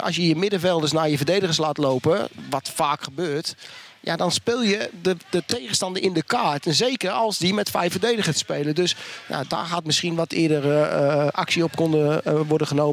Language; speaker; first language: Dutch; native; Dutch